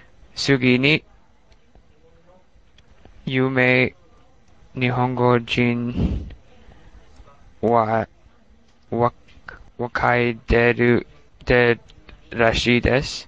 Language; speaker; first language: Japanese; non-native, learner; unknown